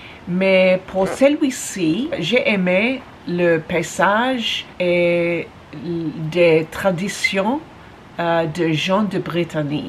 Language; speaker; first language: French; non-native, learner; English